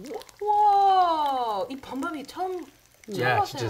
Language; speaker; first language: Korean; non-native, learner; English